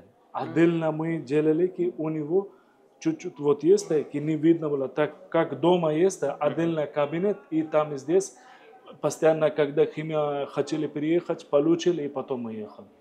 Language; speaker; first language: Russian; non-native, learner; Hindi